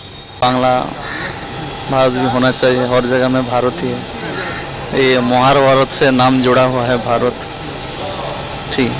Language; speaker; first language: Hindi; non-native, local second language; Bangla